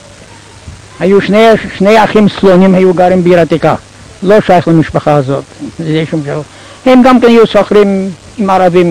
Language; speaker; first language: Hebrew; non-native, fluent; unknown